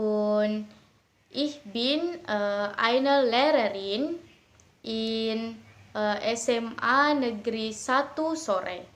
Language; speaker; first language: German; non-native, learner; Indonesian